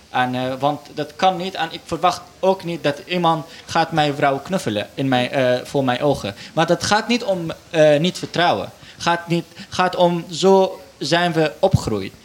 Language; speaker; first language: Dutch; non-native, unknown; Arabic